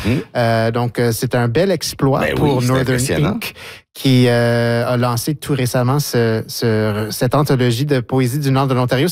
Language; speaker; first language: French; native; French